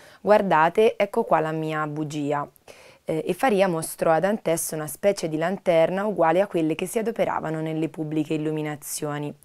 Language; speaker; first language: Italian; native; Italian